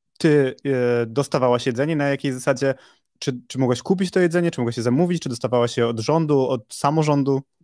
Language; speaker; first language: Polish; native; Polish